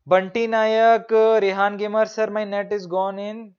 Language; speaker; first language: Hindi; native; Hindi